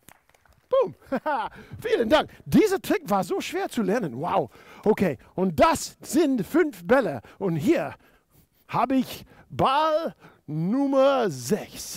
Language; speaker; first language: German; non-native, fluent; English